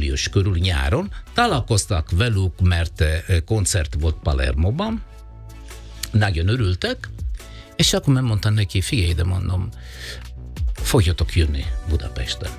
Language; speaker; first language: Hungarian; non-native, learner; Italian